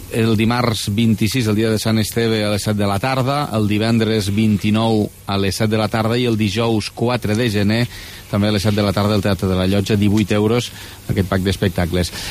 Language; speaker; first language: Catalan; native; Catalan